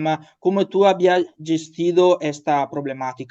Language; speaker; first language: Spanish; non-native, learner; Italian